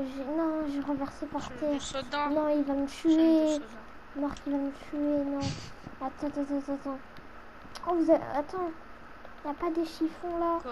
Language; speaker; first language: French; native; French